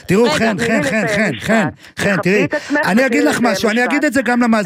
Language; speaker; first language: Hebrew; native; Hebrew